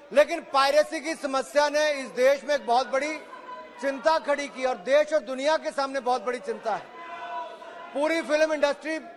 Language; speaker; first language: Hindi; native; Hindi